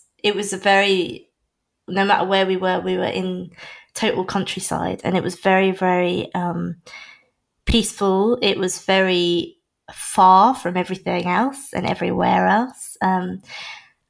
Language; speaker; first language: English; native; English